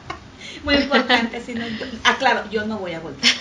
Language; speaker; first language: Spanish; native; Spanish